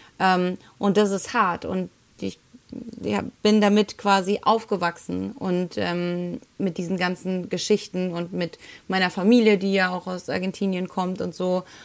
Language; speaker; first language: German; early bilingual, other home language; Spanish